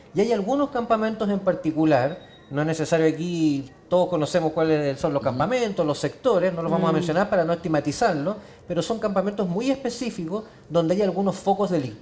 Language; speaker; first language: Spanish; native; Spanish